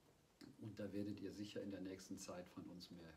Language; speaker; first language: German; native; German